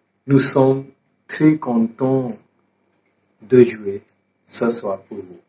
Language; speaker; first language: French; non-native, fluent; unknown